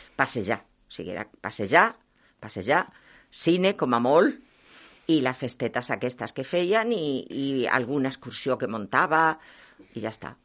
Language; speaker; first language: Catalan; non-native, local second language; Spanish